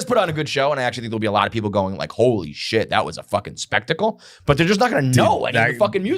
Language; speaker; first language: English; native; English